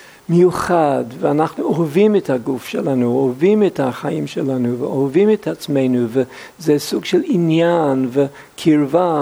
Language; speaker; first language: Hebrew; non-native, fluent; English